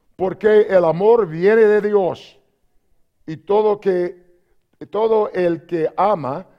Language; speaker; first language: Spanish; non-native, learner; English